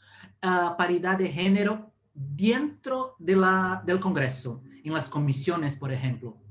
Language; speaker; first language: Spanish; non-native, fluent; Portuguese